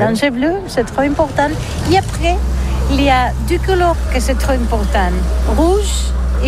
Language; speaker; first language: French; non-native, learner; Catalan